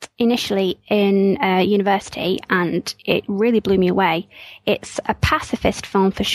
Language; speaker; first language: English; native; English